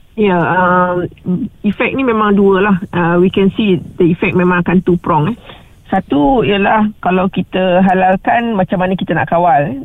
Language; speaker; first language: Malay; native; Malay